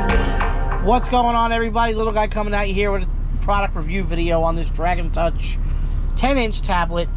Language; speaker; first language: English; native; English